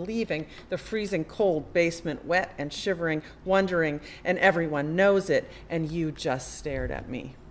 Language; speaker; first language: English; native; English